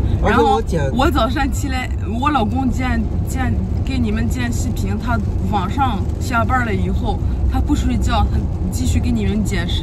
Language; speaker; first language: Chinese; non-native, fluent; French